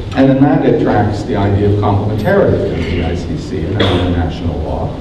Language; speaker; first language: English; native; English